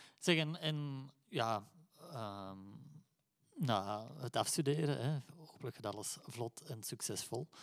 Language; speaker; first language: Dutch; native; Dutch